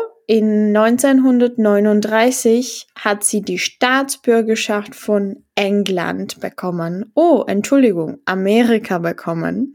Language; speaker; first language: German; non-native, fluent; Czech